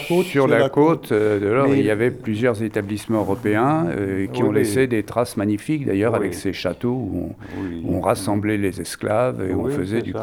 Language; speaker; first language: French; native; French